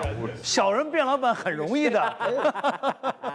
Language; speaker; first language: Chinese; native; Chinese